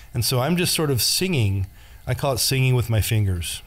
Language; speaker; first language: English; native; English